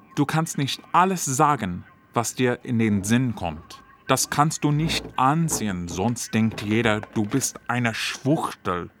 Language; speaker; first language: German; non-native, fluent; English